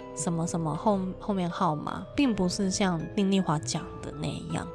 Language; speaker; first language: Chinese; non-native, fluent; Cantonese